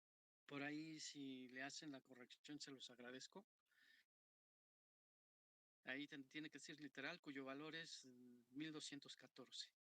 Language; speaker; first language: Spanish; native; Spanish